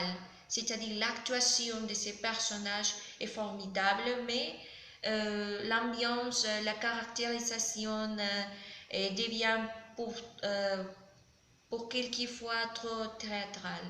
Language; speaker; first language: French; non-native, learner; Spanish